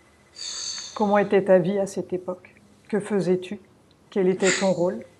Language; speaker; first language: French; native; French